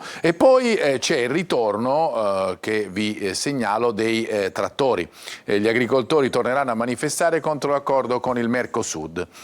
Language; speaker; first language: Italian; native; Italian